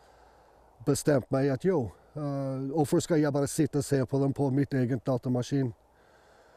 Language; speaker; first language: Norwegian; non-native, fluent; English